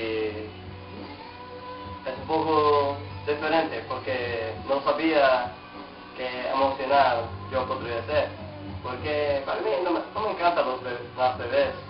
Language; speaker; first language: Spanish; non-native, learner; English